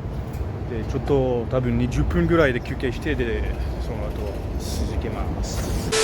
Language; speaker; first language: Japanese; non-native, learner; French